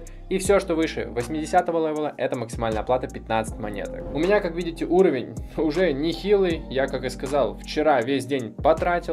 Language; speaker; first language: Russian; native; Russian